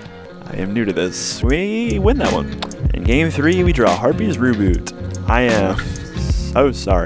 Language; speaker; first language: English; native; English